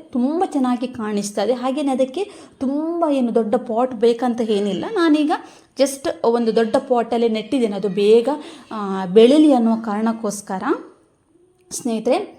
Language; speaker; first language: Kannada; non-native, local second language; Tulu